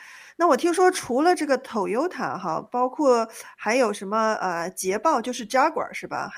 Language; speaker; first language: Chinese; native; Chinese